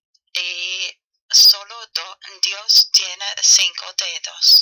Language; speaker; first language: Spanish; non-native, fluent; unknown